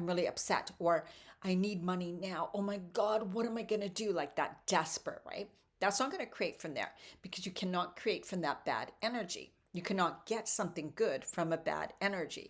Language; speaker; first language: English; native; English